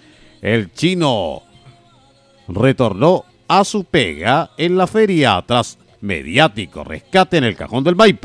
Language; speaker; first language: Spanish; native; Spanish